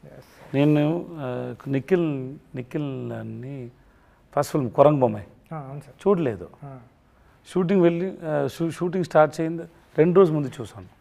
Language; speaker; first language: Telugu; non-native, learner; Tamil